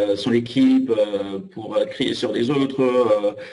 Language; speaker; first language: French; non-native, fluent; English